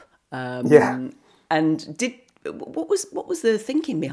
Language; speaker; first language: English; native; English